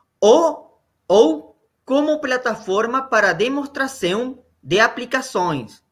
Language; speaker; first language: Portuguese; non-native, learner; Spanish